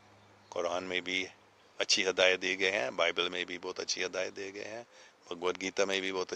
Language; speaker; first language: Hindi; non-native, fluent; English